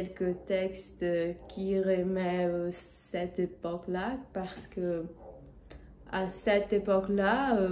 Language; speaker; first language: French; non-native, learner; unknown